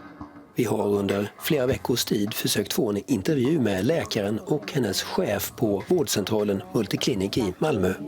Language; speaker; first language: Swedish; native; Swedish